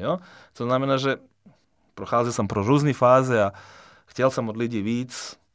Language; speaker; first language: Czech; non-native, fluent; Serbian